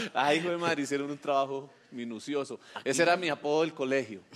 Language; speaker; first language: Spanish; native; Spanish